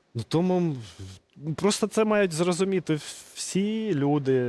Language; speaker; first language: Ukrainian; non-native, local second language; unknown